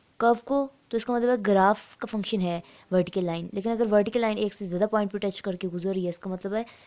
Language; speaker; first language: Hindi; native; Hindi